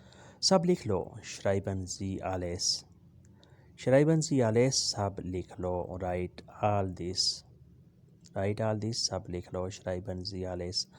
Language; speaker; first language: German; non-native, learner; Urdu